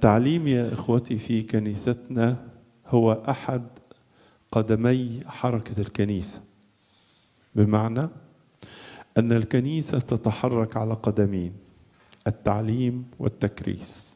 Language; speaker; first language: Arabic; native; Arabic